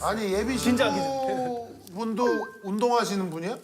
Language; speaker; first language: Korean; native; Korean